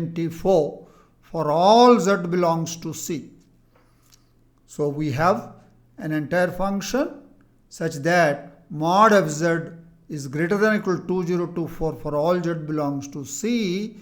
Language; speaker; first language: English; non-native, local second language; Telugu